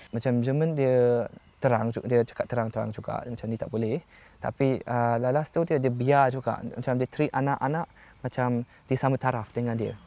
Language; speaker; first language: Malay; non-native, fluent; German